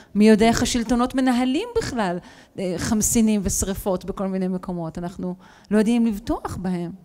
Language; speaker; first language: Hebrew; native; Hebrew